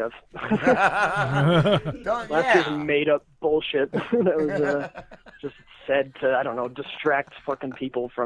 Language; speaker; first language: English; native; English